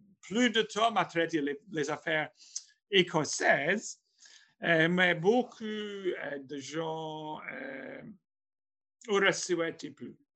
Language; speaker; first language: French; non-native, fluent; English